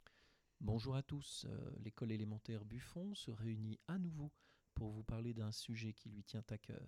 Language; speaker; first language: French; native; French